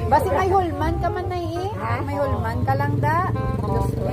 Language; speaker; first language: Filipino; non-native, local second language; Hiligaynon